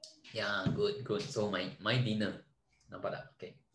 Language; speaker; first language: English; non-native, local second language; Malay